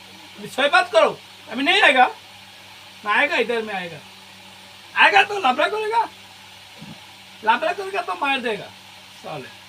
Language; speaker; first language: Hindi; non-native, local second language; Bangla